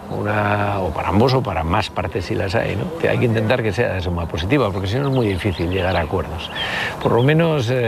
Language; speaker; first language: Spanish; native; Spanish